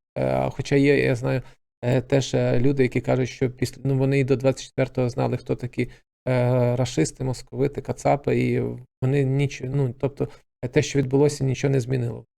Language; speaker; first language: Ukrainian; native; Ukrainian